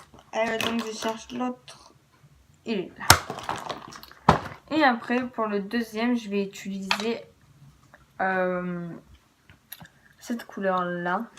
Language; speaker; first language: French; native; French